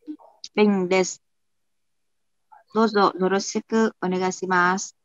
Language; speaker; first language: Japanese; non-native, learner; Vietnamese